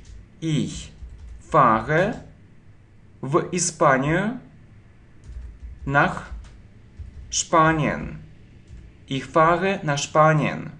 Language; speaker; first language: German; non-native, fluent; Russian